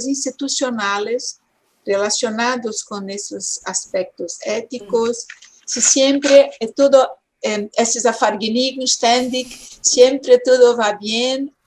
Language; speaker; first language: Spanish; non-native, fluent; Portuguese